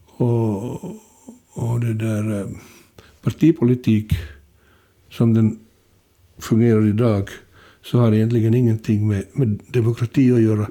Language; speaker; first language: Swedish; native; Swedish